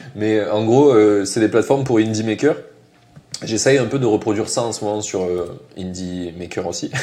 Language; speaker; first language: French; native; French